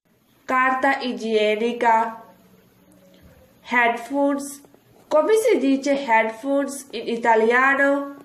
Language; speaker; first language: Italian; non-native, fluent; Urdu